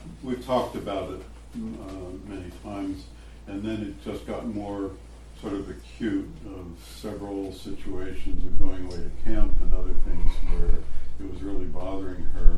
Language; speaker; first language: English; native; English